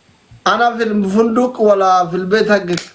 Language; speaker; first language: Arabic; non-native, learner; Oromo